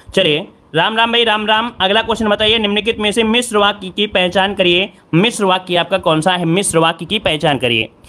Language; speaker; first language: Hindi; native; Hindi